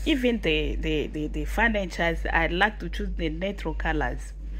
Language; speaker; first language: English; non-native, fluent; Swahili